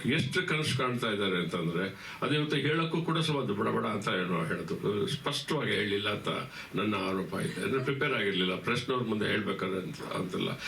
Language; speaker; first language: Kannada; native; Kannada